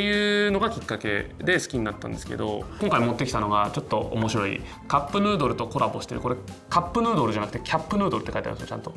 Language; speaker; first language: Japanese; native; Japanese